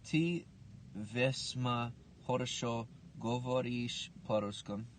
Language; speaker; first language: Russian; non-native, learner; English